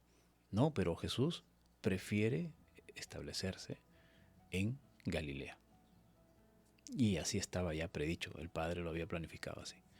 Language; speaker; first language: Spanish; native; Spanish